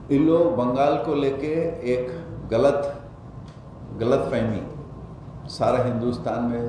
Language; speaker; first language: Hindi; non-native, local second language; Bangla